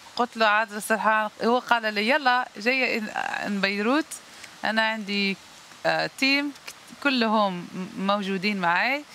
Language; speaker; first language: Arabic; non-native, learner; Dutch